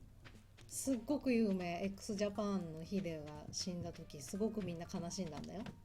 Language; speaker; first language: Japanese; native; Japanese